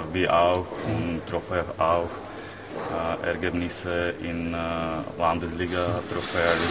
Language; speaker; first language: German; non-native, learner; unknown